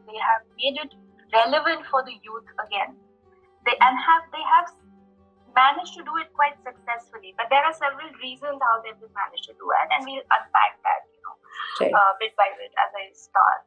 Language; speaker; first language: English; non-native, local second language; Bangla